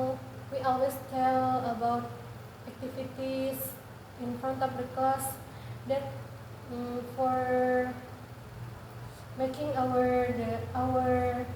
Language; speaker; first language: English; non-native, learner; Indonesian